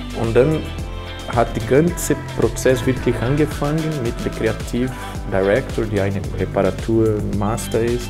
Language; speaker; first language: German; non-native, fluent; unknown